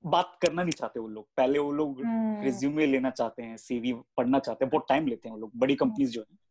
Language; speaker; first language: Hindi; native; Hindi